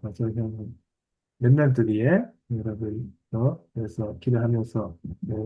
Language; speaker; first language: Korean; non-native, learner; Japanese